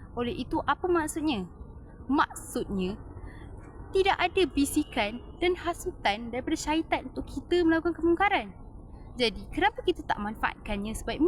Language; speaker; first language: Malay; native; Malay